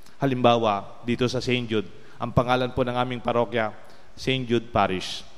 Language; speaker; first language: Filipino; non-native, local second language; Pampanga